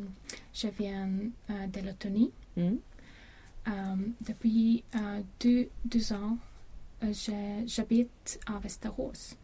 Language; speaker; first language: French; non-native, learner; Latvian